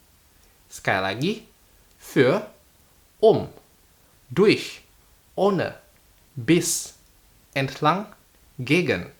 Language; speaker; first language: German; non-native, fluent; Indonesian